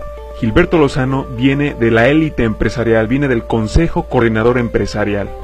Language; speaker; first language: Spanish; native; Spanish